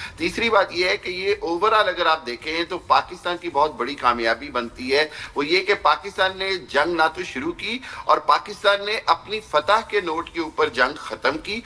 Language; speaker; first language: Urdu; non-native, local second language; Punjabi